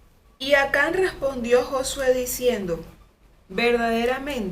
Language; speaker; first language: Spanish; native; Spanish